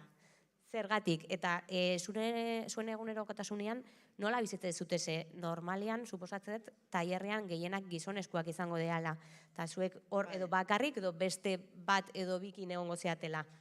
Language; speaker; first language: Basque; native; Basque